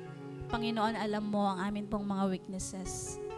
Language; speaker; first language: Filipino; native; Filipino